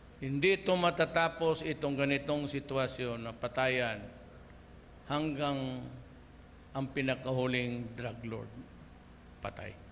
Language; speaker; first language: Filipino; non-native, local second language; Cebuano